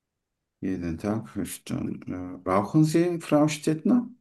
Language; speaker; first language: German; non-native, fluent; Turkish